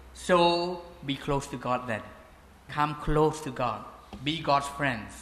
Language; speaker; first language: English; non-native, fluent; Khmer